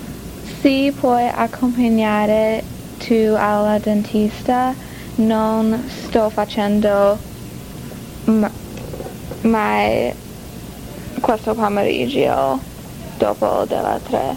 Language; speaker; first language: Italian; non-native, learner; English